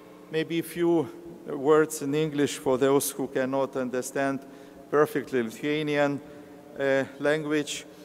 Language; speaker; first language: English; non-native, learner; Lithuanian